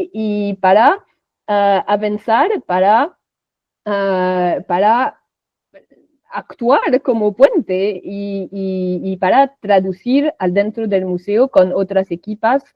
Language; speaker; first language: Spanish; non-native, fluent; French